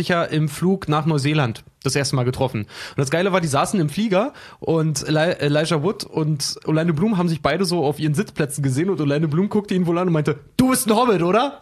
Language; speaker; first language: German; native; German